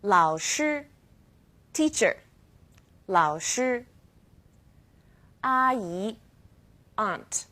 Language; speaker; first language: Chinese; non-native, fluent; English